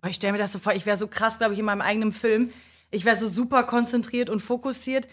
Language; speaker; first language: German; native; German